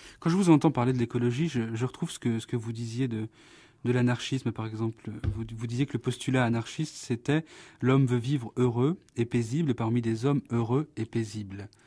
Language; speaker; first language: French; native; French